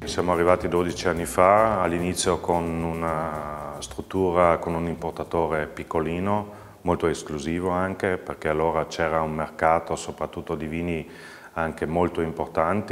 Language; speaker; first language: Italian; non-native, local second language; German